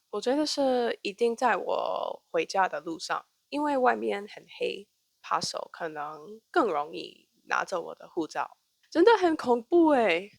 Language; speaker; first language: Chinese; non-native, fluent; English